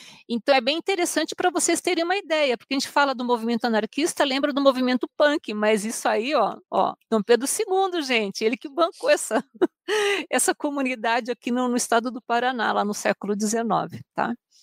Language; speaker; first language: Portuguese; native; Portuguese